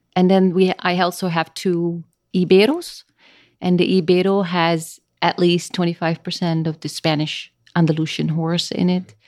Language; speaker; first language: English; non-native, fluent; Dutch